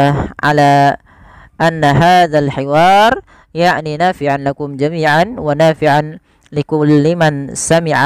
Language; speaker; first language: Arabic; non-native, fluent; Indonesian